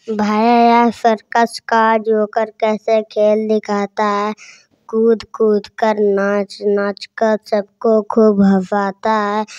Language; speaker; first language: Hindi; native; Hindi